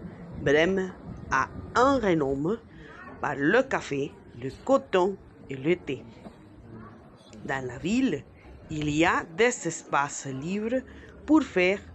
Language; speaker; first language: French; non-native, learner; Spanish